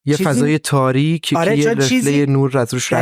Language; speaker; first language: Persian; native; Persian